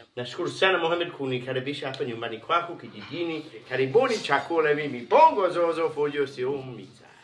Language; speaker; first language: Swahili; non-native, fluent; English